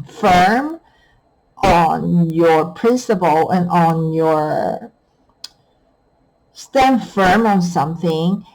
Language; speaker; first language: English; non-native, fluent; Chinese